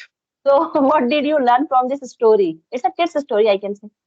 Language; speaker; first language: English; non-native, local second language; Hindi